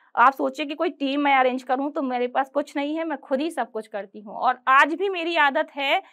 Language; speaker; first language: Hindi; native; Hindi